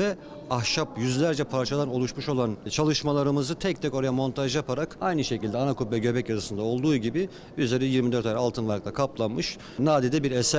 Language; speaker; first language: Turkish; native; Turkish